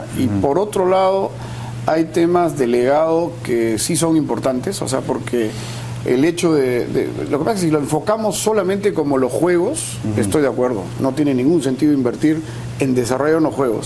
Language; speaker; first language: Spanish; native; Spanish